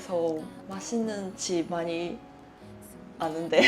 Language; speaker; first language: Korean; non-native, learner; Japanese